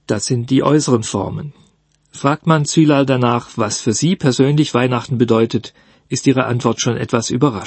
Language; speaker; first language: German; native; German